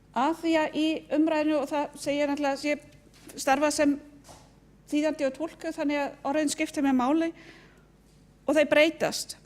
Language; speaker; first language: Icelandic; non-native, fluent; German